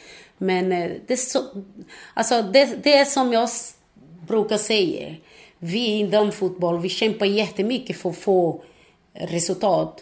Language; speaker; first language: Swedish; non-native, fluent; Portuguese